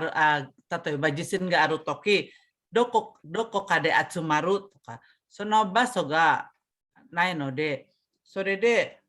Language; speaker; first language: Japanese; non-native, learner; Indonesian